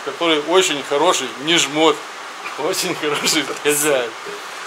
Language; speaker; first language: Russian; native; Russian